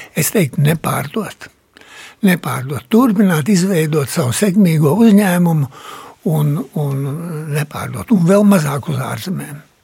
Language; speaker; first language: Latvian; early bilingual, heritage; Latvian